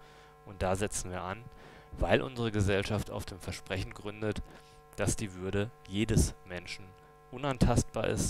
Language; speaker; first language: German; native; German